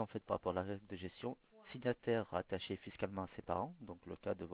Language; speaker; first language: French; native; French